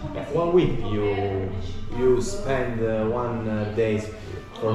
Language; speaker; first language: English; non-native, learner; Italian